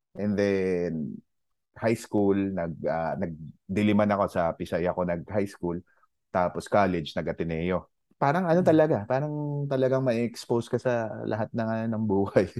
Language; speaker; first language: Filipino; native; Filipino